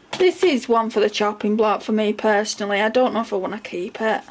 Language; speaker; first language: English; native; English